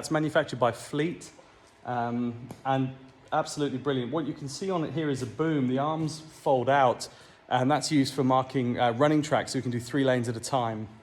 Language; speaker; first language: English; native; English